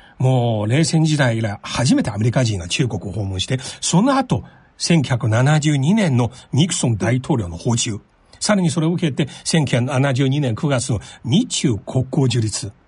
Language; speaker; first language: Japanese; non-native, fluent; Chinese